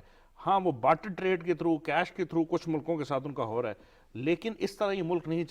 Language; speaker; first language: Urdu; native; Urdu